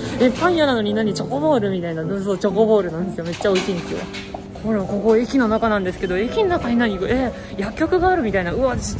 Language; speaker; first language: Japanese; native; Japanese